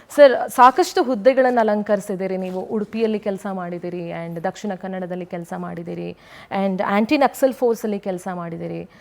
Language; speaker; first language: Kannada; native; Kannada